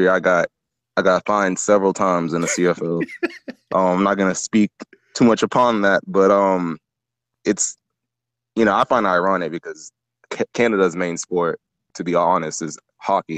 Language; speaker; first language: English; native; English